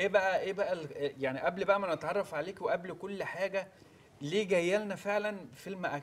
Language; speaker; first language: Arabic; native; Arabic